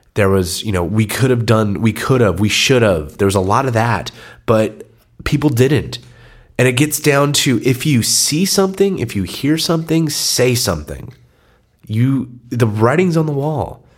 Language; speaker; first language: English; native; English